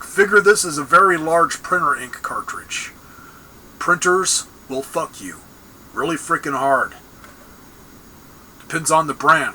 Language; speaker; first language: English; native; English